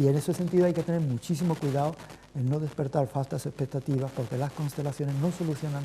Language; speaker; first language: Spanish; native; Spanish